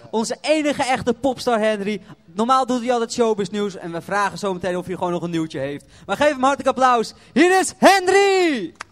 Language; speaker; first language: Dutch; native; Dutch